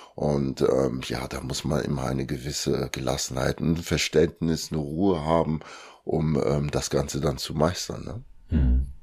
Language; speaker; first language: German; early bilingual, other home language; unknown